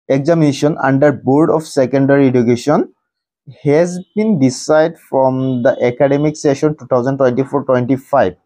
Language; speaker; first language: English; non-native, local second language; Assamese